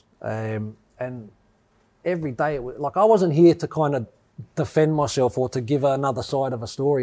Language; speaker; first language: English; native; English